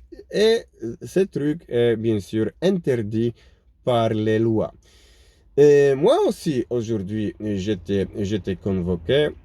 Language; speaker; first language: French; non-native, fluent; Polish